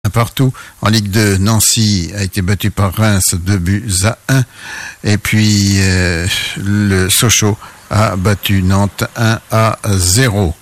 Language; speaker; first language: French; native; French